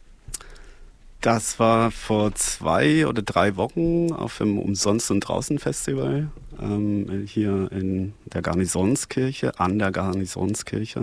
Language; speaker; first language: German; non-native, fluent; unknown